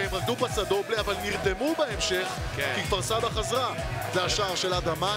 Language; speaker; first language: Hebrew; native; Hebrew